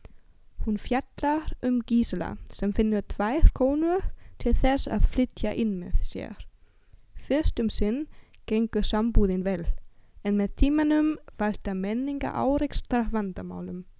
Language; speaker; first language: Icelandic; non-native, learner; German